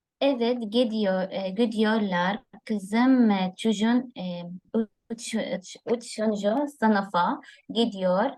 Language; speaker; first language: Turkish; non-native, fluent; Arabic